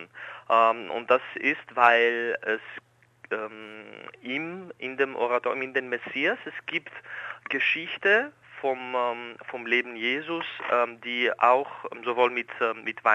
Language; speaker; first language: German; non-native, fluent; Greek